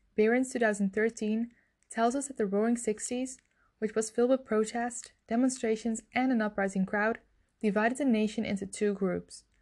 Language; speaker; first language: English; non-native, fluent; Dutch